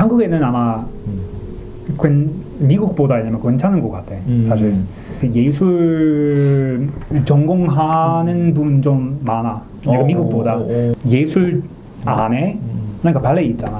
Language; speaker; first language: Korean; non-native, learner; English